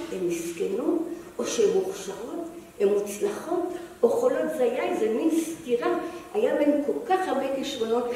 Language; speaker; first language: Hebrew; native; Hebrew